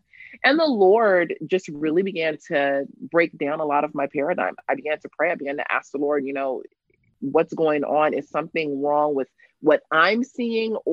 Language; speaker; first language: English; native; English